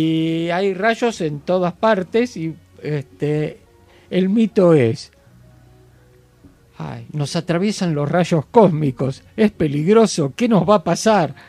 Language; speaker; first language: Spanish; native; Spanish